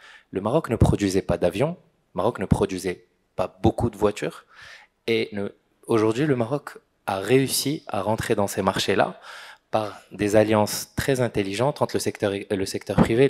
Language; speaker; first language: French; non-native, local second language; Arabic